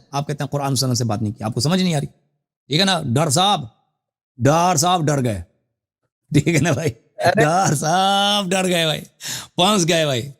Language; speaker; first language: Urdu; non-native, fluent; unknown